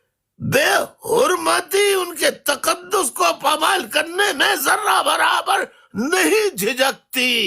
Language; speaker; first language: Urdu; native; Urdu